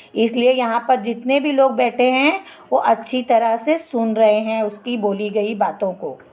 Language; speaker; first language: Hindi; non-native, local second language; Marathi